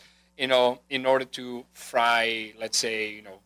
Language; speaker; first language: English; non-native, fluent; Greek